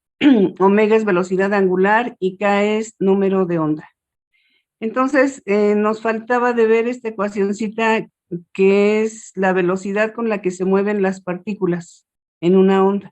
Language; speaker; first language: Spanish; native; Spanish